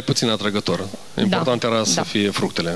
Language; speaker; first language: Romanian; native; Romanian